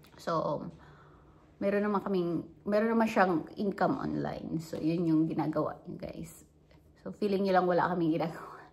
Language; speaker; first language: Filipino; non-native, local second language; Hiligaynon